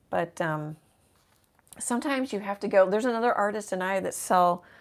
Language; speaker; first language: English; native; English